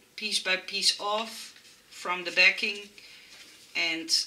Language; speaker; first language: English; non-native, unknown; Dutch